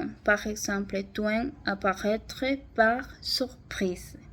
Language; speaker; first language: French; non-native, learner; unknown